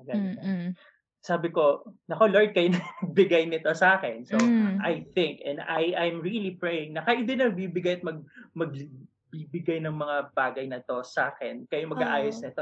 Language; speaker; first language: English; non-native, local second language; Filipino